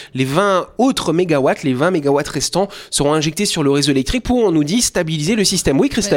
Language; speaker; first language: French; native; French